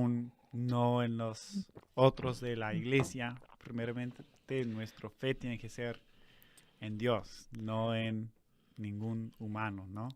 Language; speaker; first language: Spanish; non-native, fluent; English